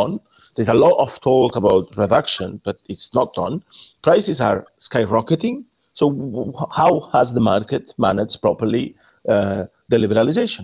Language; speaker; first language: English; non-native, fluent; Spanish